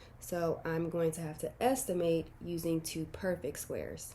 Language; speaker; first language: English; native; English